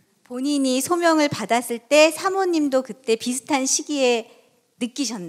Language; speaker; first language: Korean; native; Korean